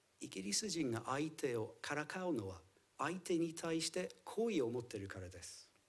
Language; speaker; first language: Japanese; non-native, fluent; English